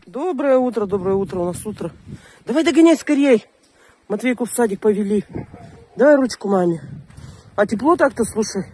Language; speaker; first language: Russian; native; Russian